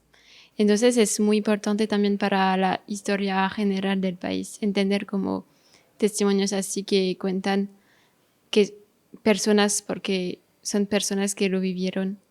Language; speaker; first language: Spanish; non-native, fluent; French